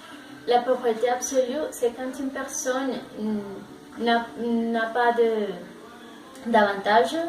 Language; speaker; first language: French; non-native, learner; Spanish